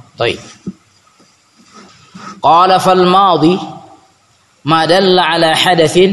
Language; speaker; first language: Arabic; non-native, fluent; Indonesian